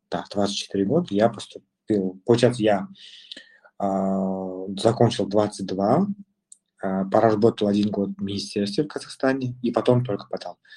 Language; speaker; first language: Russian; non-native, local second language; Kazakh